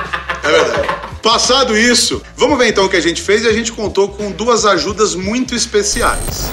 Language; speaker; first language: Portuguese; native; Portuguese